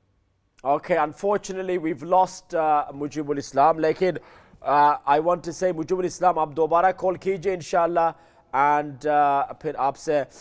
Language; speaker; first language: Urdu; early bilingual, heritage; Urdu